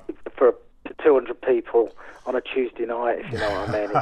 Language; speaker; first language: English; native; English